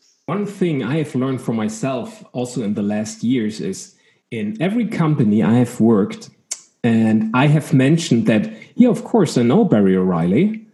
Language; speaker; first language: English; non-native, fluent; German